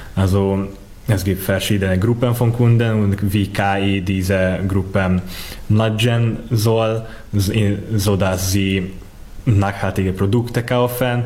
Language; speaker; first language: German; non-native, fluent; Hungarian